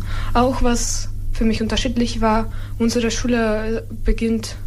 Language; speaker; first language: German; non-native, fluent; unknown